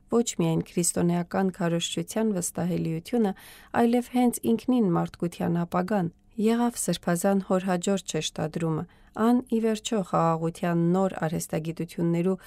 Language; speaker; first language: Armenian; native; Armenian